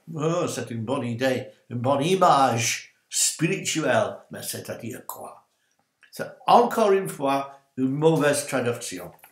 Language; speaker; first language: French; non-native, learner; English